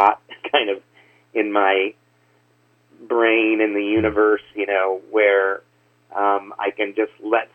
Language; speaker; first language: English; native; English